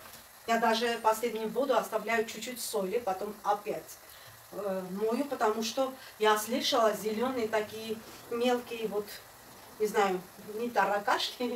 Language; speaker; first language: Russian; non-native, fluent; Armenian